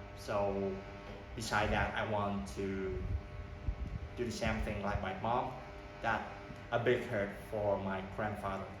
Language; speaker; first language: English; non-native, learner; Vietnamese